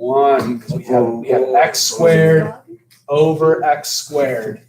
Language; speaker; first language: English; native; English